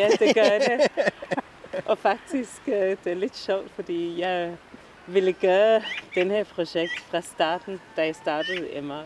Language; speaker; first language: Danish; non-native, fluent; English